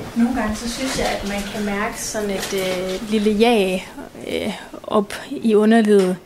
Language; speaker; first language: Danish; native; Danish